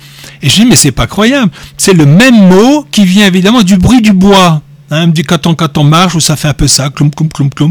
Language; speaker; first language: French; native; French